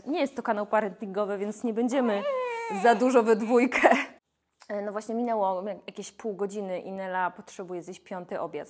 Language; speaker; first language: Polish; native; Polish